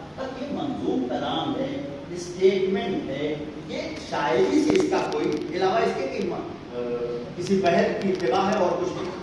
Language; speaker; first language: Urdu; native; Urdu